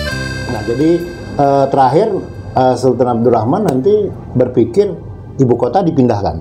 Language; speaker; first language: Indonesian; native; Indonesian